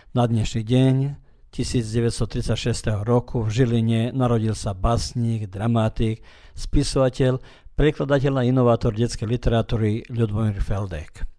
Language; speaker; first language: Slovak; early bilingual, heritage; Slovak